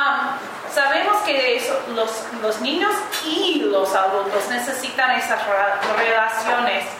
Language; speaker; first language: Spanish; non-native, fluent; English